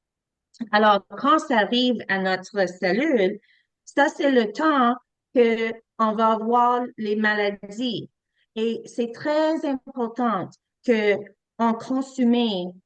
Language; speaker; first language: French; non-native, learner; English